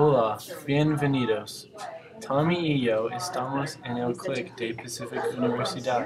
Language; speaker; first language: Spanish; non-native, learner; English